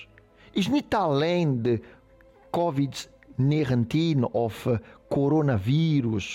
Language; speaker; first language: Dutch; non-native, fluent; Portuguese